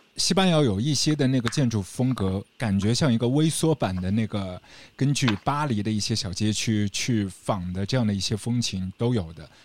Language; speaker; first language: Chinese; native; Chinese